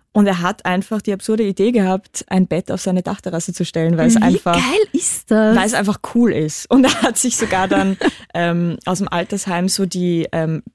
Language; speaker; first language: German; native; German